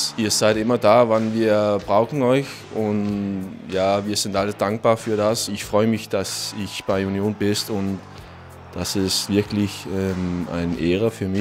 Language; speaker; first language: German; non-native, learner; Danish